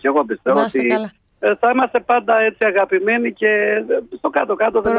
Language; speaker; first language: Greek; non-native, fluent; Albanian